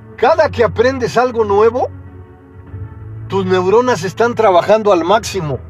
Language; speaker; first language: Spanish; native; Spanish